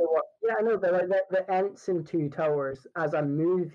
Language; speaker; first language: English; native; English